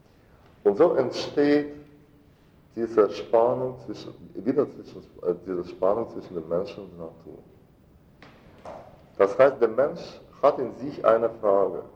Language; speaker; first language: German; non-native, fluent; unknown